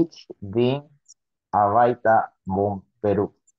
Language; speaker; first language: German; non-native, learner; Spanish